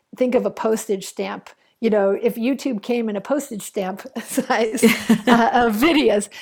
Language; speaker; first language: English; native; English